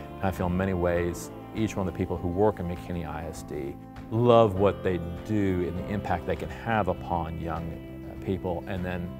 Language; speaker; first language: English; native; English